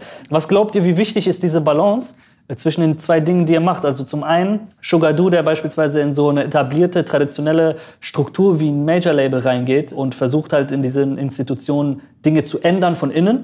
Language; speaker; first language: German; early bilingual, other home language; Persian